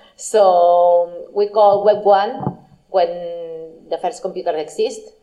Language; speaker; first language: English; non-native, fluent; Spanish